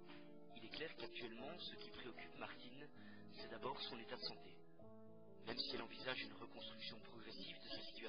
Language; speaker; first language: French; native; French